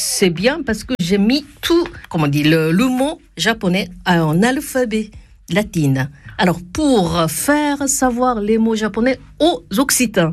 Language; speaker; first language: French; non-native, fluent; Japanese